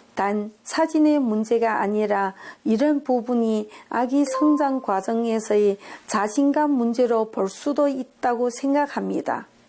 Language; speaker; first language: Korean; non-native, fluent; Chinese